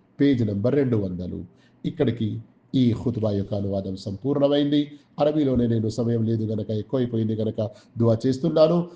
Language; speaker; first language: Telugu; non-native, local second language; Urdu